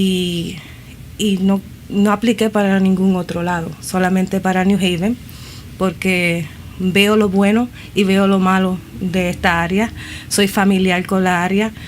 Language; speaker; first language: Spanish; early bilingual, other home language; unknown